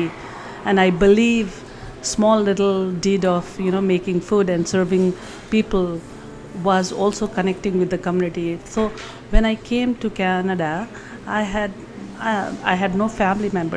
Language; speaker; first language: English; non-native, local second language; Nepali